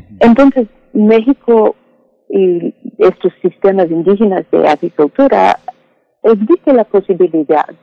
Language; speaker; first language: Spanish; non-native, fluent; English